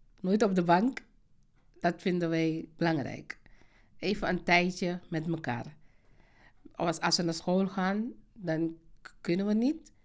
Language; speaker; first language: Dutch; non-native, fluent; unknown